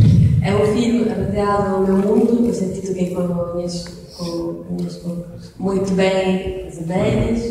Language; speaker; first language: Portuguese; non-native, learner; Italian